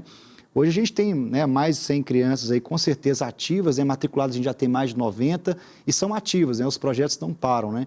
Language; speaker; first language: Portuguese; native; Portuguese